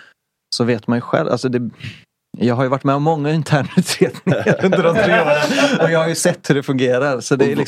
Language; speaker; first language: Swedish; native; Swedish